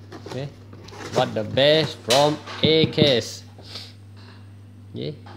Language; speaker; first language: English; non-native, local second language; Malay